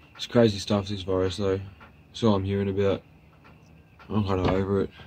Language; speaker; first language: English; native; English